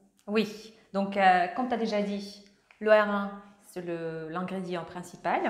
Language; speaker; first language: French; non-native, fluent; Ukrainian